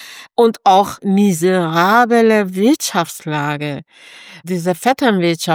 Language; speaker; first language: German; non-native, fluent; Persian